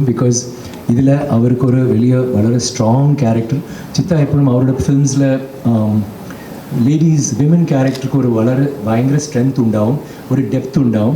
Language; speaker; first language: Malayalam; non-native, learner; Tamil